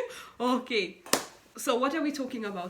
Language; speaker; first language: English; non-native, local second language; Swahili